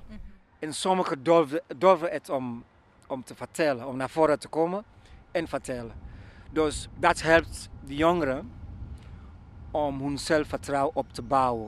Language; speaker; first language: Dutch; non-native, learner; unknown